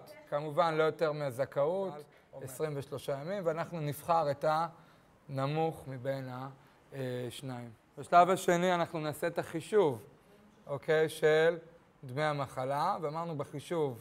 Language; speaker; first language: Hebrew; native; Hebrew